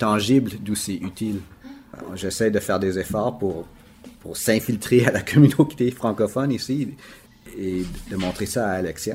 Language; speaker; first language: French; native; French